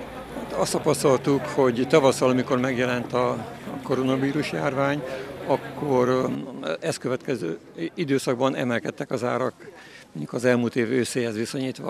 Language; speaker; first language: Hungarian; native; Hungarian